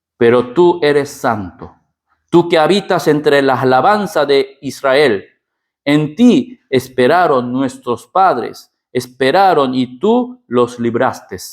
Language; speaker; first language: Spanish; early bilingual, other home language; Korean